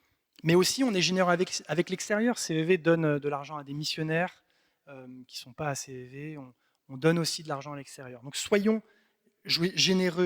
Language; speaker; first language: French; native; French